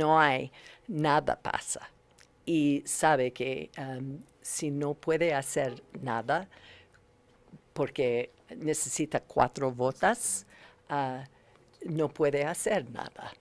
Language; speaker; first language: Spanish; non-native, learner; English